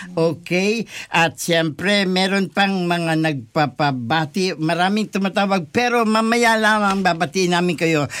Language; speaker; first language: Filipino; native; Filipino